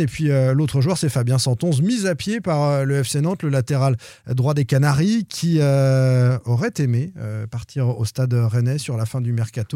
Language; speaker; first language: French; native; French